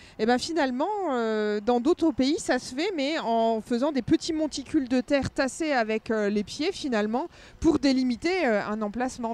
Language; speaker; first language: French; native; French